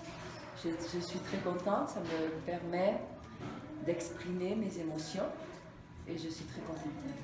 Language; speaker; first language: French; non-native, fluent; Spanish